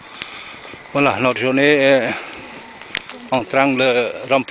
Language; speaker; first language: French; non-native, learner; Khmer